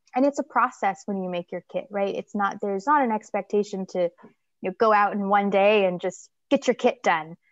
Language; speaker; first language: English; native; English